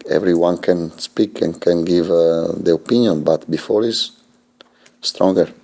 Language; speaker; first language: English; non-native, fluent; Italian